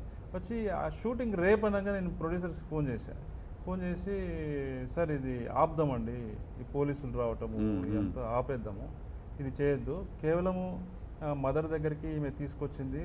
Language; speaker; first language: Telugu; native; Telugu